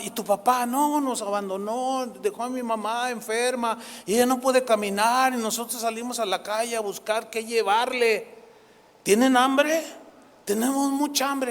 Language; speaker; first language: Spanish; native; Spanish